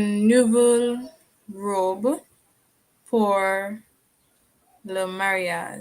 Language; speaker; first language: French; non-native, learner; English